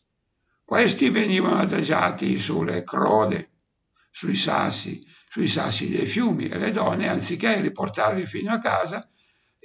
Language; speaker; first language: Italian; native; Italian